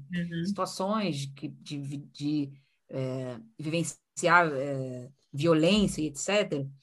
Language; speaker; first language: Portuguese; native; Portuguese